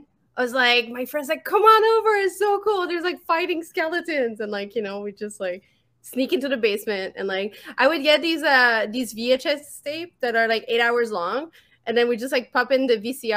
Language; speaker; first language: English; non-native, fluent; French